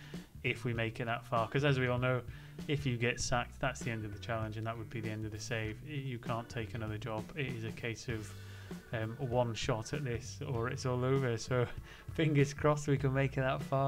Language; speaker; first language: English; native; English